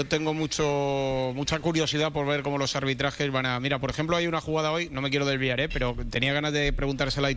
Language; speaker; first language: Spanish; native; Spanish